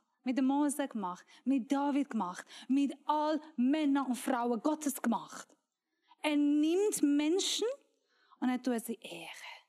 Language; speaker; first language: German; non-native, learner; Persian